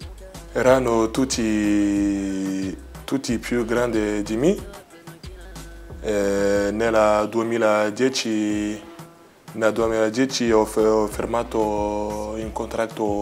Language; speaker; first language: Italian; non-native, learner; French